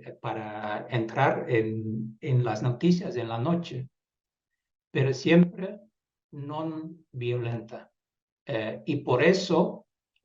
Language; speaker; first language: Spanish; non-native, fluent; Dutch